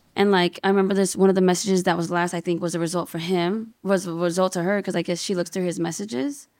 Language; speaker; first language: English; native; English